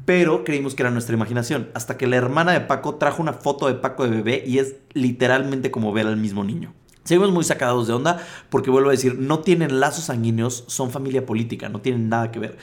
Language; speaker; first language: Spanish; native; Spanish